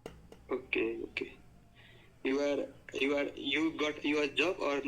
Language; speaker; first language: English; non-native, learner; Nepali